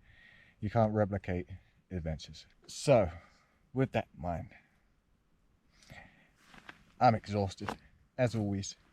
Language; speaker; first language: English; native; English